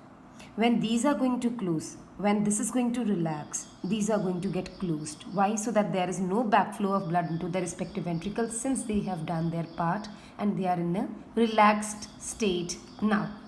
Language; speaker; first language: English; non-native, local second language; Hindi